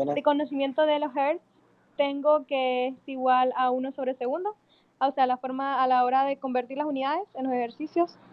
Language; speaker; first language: Spanish; native; Spanish